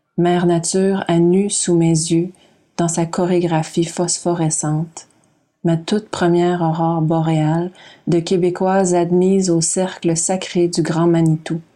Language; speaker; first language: French; native; French